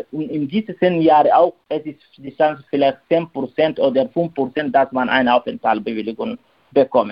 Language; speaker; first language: German; non-native, learner; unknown